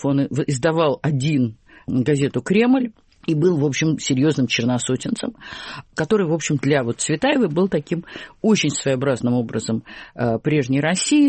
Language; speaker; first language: Russian; native; Russian